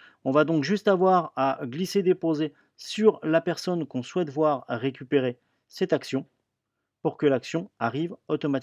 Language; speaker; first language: French; native; French